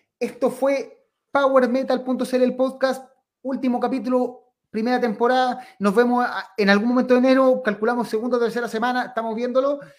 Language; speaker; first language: Spanish; native; Spanish